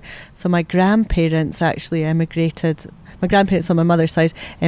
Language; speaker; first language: English; native; English